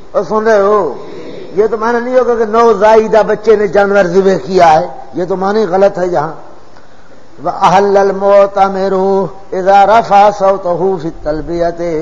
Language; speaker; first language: Urdu; non-native, local second language; Saraiki